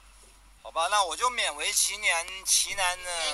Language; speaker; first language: Chinese; native; Chinese